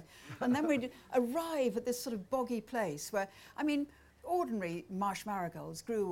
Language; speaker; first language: English; native; English